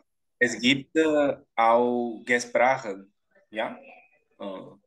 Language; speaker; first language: German; non-native, learner; Portuguese